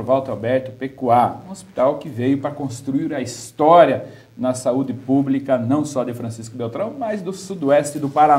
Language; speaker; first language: Portuguese; native; Portuguese